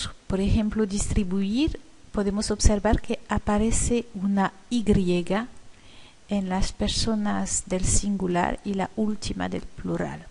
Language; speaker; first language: Spanish; non-native, fluent; French